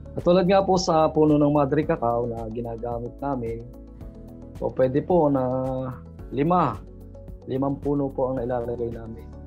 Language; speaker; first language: Filipino; native; Filipino